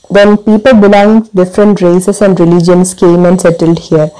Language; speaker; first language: English; non-native, local second language; Malayalam